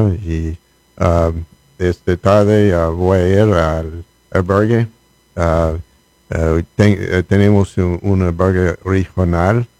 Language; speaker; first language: Spanish; non-native, learner; English